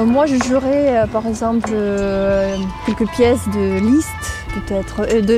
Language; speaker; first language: French; non-native, fluent; Russian